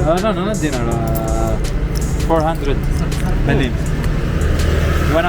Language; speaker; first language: English; non-native, learner; Arabic